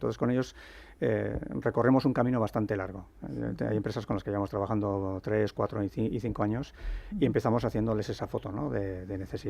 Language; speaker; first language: Spanish; native; Spanish